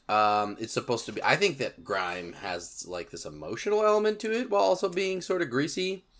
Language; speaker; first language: English; native; English